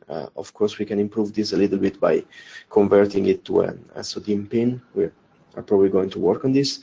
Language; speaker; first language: English; non-native, fluent; Italian